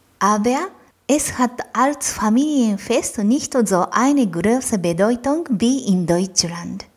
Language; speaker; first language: German; non-native, fluent; Japanese